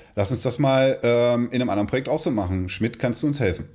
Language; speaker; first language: German; native; German